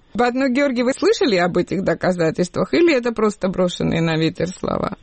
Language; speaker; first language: Russian; non-native, local second language; Georgian